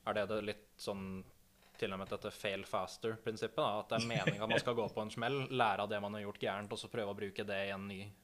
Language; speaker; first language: Norwegian; native; Norwegian